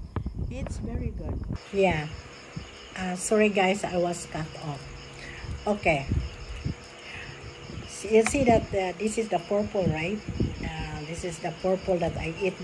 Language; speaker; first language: English; non-native, local second language; Cebuano